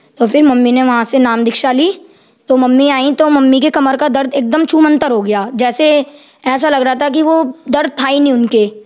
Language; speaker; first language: Hindi; native; Hindi